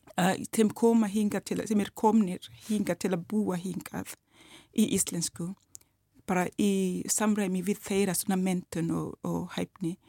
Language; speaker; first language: Icelandic; non-native, learner; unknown